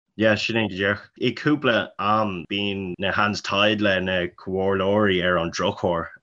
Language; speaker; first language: Irish; non-native, local second language; English